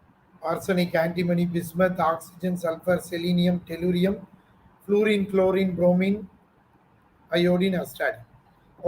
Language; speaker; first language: English; non-native, local second language; Tamil